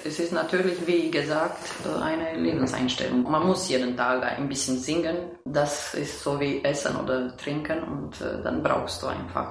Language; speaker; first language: German; non-native, fluent; Romanian